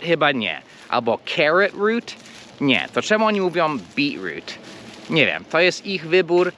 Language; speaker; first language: Polish; non-native, fluent; English